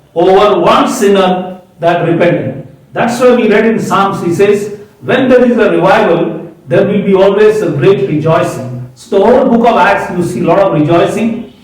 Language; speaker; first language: English; non-native, local second language; Hindi